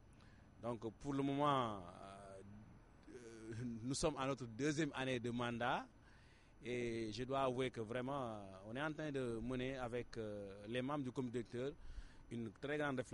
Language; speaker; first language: French; non-native, local second language; Wolof